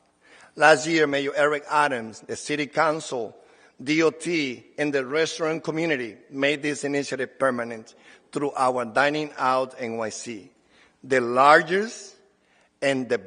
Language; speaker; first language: English; non-native, fluent; Spanish